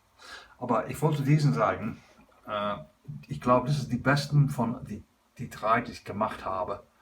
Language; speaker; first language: German; non-native, learner; English